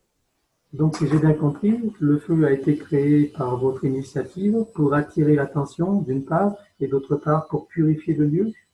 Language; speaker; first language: French; native; French